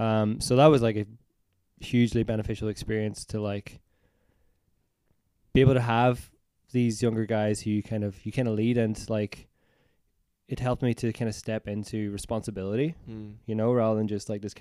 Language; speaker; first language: English; native; English